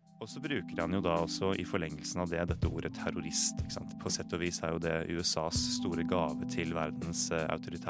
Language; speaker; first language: Norwegian; native; Norwegian